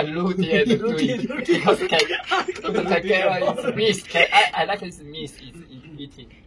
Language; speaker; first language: English; non-native, learner; Chinese